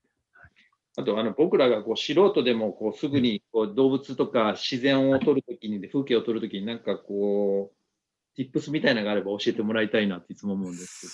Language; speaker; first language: Japanese; native; Japanese